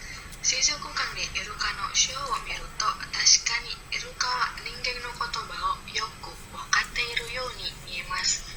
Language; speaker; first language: Japanese; non-native, learner; Indonesian